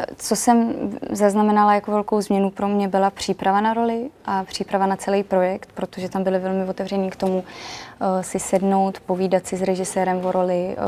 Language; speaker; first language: Czech; early bilingual, other home language; Macedonian